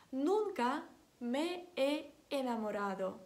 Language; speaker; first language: Spanish; non-native, fluent; Ukrainian